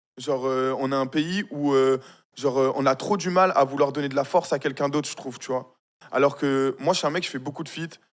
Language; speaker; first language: French; early bilingual, other home language; Arabic